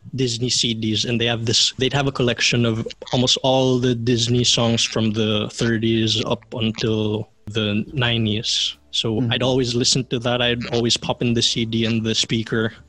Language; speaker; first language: English; non-native, local second language; Filipino